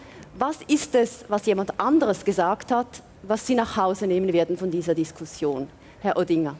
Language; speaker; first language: German; native; German